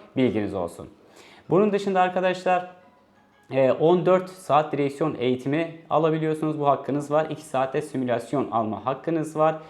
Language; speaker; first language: Turkish; native; Turkish